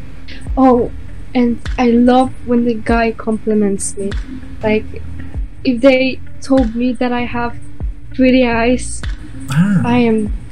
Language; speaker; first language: English; non-native, learner; Polish